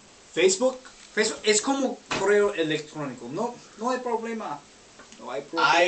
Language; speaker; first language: Spanish; non-native, learner; English